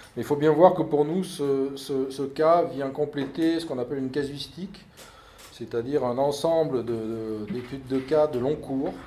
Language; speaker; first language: French; native; French